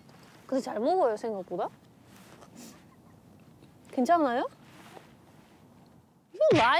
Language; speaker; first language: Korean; non-native, learner; English